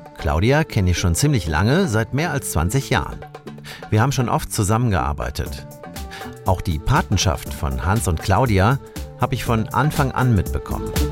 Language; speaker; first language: German; native; German